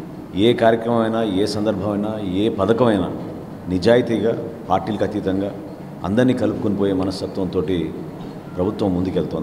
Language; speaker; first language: Telugu; native; Telugu